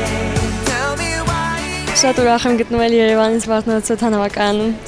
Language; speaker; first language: Armenian; early bilingual, heritage; Armenian